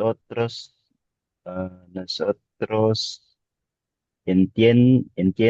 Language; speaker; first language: Spanish; non-native, learner; Filipino